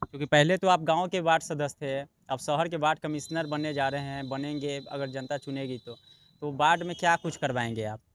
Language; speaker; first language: Hindi; native; Hindi